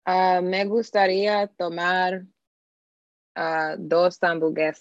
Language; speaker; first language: Spanish; non-native, learner; English